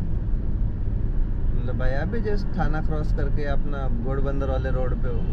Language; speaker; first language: Hindi; non-native, local second language; Marathi